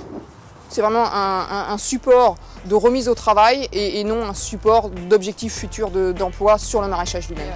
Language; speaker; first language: French; native; French